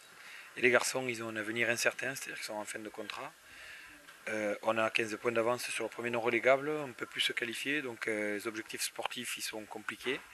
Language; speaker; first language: French; native; French